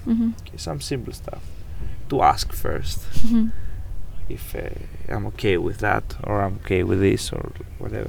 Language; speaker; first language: English; non-native, fluent; Greek